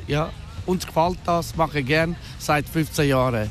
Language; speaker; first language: German; non-native, learner; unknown